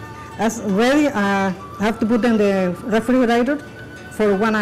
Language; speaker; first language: English; non-native, learner; Spanish